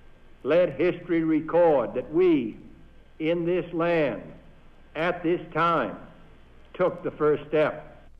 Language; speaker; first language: English; native; English